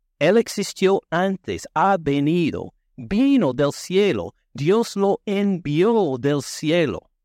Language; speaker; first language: Spanish; non-native, fluent; English